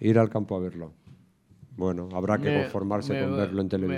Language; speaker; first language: Spanish; native; Spanish